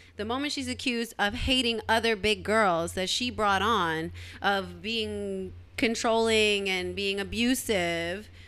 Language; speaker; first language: English; early bilingual, other home language; Tigrinya